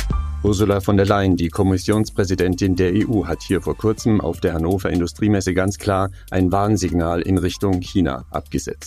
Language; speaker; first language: German; native; German